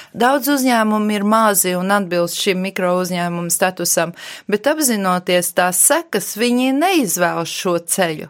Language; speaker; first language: Latvian; native; Latvian